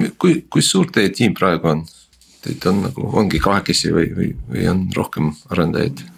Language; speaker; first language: Estonian; native; Estonian